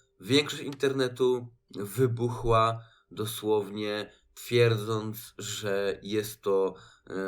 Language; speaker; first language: Polish; native; Polish